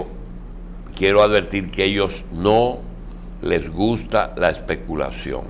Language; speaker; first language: Spanish; native; Spanish